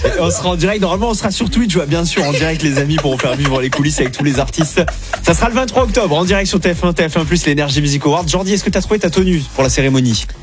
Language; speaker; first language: French; native; French